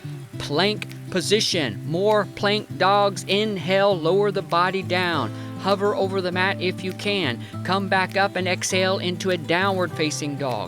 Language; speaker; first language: English; native; English